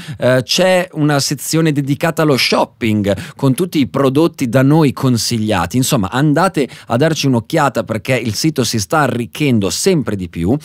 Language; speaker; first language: Italian; native; Italian